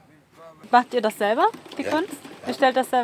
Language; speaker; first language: German; native; German